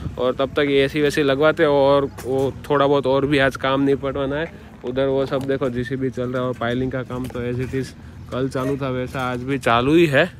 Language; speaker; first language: Hindi; non-native, local second language; Gujarati